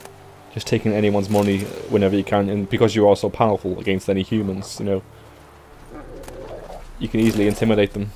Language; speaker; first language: English; native; English